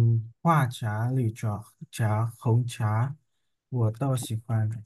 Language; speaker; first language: Chinese; non-native, learner; Vietnamese